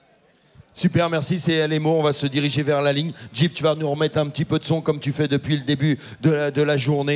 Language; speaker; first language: French; native; French